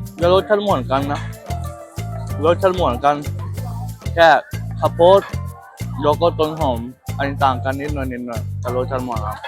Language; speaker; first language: Thai; non-native, learner; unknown